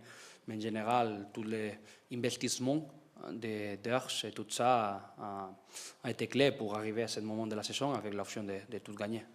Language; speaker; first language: French; non-native, learner; Spanish